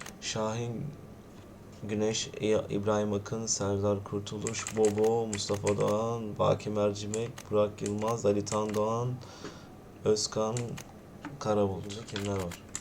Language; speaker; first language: Turkish; native; Turkish